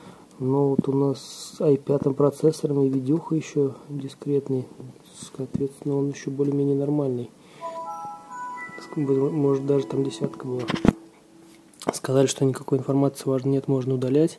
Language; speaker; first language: Russian; native; Russian